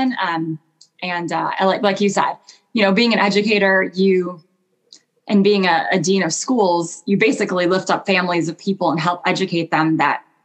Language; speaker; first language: English; native; English